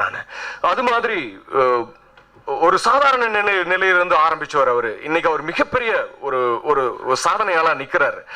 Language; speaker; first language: Tamil; native; Tamil